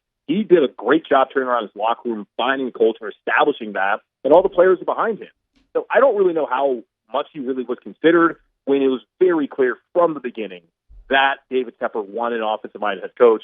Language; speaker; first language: English; native; English